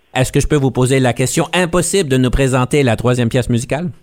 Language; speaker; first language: French; native; French